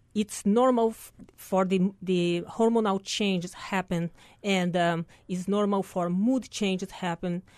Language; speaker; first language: English; non-native, fluent; Portuguese